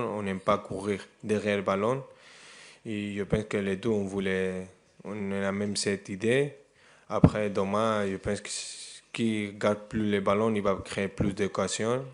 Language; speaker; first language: French; non-native, fluent; Spanish